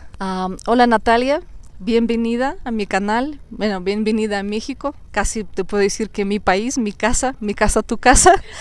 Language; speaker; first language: Spanish; non-native, fluent; Russian